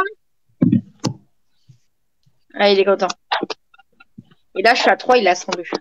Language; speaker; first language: French; native; French